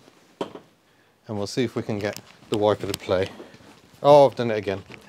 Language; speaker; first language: English; native; English